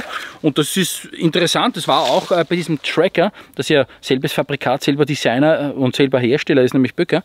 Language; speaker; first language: German; native; German